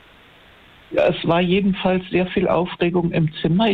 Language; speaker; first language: German; native; German